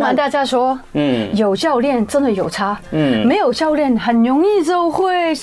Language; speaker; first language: Chinese; native; Chinese